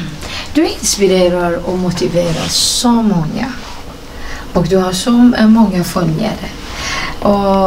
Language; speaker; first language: Swedish; non-native, fluent; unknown